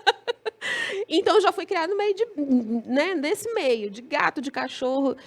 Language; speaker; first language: Portuguese; native; Portuguese